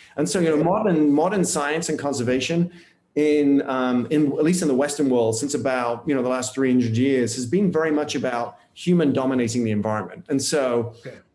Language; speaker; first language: English; native; English